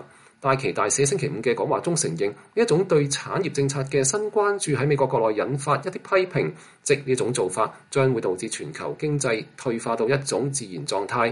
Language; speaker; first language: Chinese; non-native, local second language; Cantonese